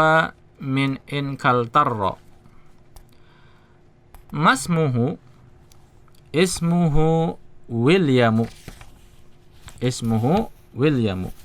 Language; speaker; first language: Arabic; non-native, fluent; Indonesian